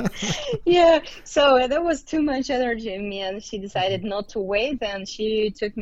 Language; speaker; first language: English; non-native, fluent; Uzbek